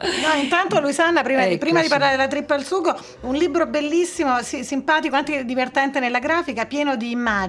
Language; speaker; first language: Italian; native; Italian